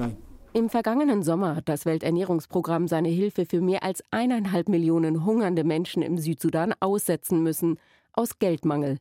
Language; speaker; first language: German; native; German